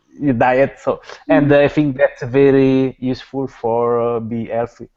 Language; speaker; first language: English; non-native, learner; Italian